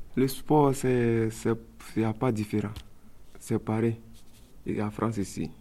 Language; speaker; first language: French; non-native, learner; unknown